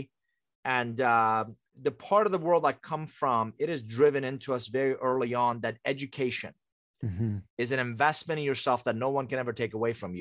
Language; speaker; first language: English; early bilingual, other home language; Persian